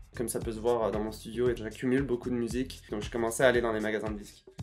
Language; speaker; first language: French; native; French